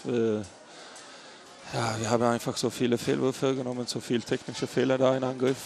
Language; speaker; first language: German; non-native, fluent; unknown